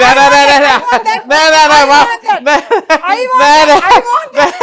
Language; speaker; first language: English; non-native, local second language; Sinhala